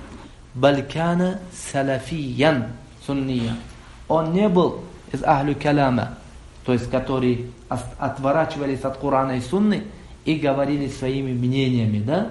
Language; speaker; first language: Russian; non-native, local second language; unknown